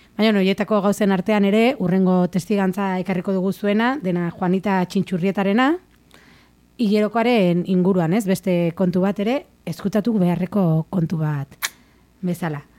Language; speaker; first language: Basque; native; Basque